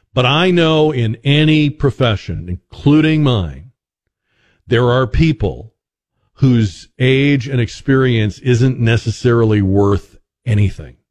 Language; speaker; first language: English; native; English